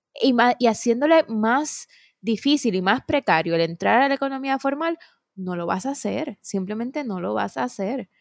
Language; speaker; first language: Spanish; native; Spanish